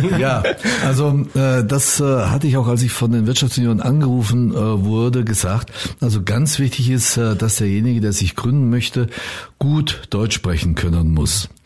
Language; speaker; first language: German; native; German